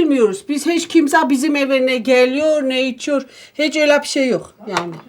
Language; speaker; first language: Turkish; non-native, learner; Armenian